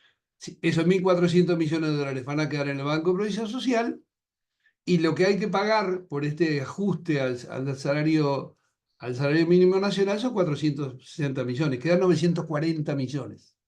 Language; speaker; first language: Spanish; native; Spanish